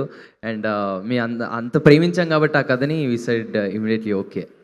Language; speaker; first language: Telugu; native; Telugu